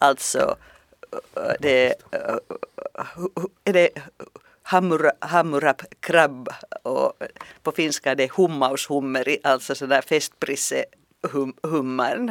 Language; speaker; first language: Swedish; non-native, fluent; Finnish